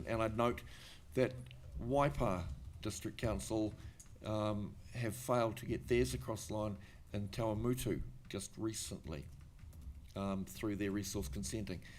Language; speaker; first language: English; native; English